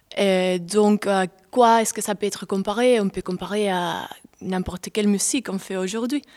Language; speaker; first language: French; non-native, fluent; Spanish